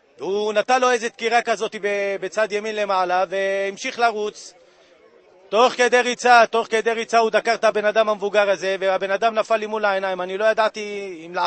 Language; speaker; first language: Hebrew; native; Hebrew